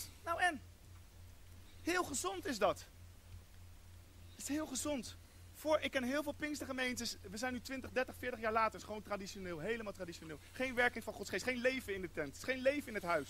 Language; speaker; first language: Dutch; native; Dutch